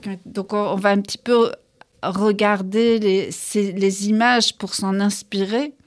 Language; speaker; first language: French; native; French